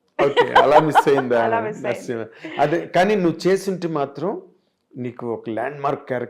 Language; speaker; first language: Telugu; native; Telugu